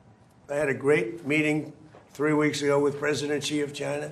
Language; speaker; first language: English; native; English